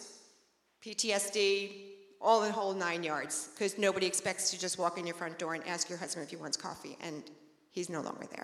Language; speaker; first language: English; native; English